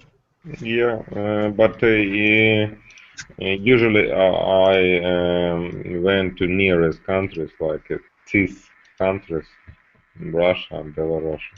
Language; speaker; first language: English; non-native, learner; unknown